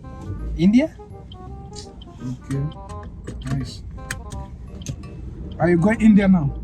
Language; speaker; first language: English; non-native, local second language; Swahili